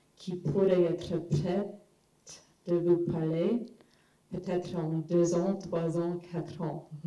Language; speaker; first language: French; non-native, fluent; English